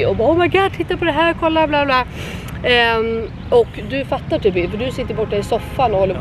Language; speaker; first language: Swedish; native; Swedish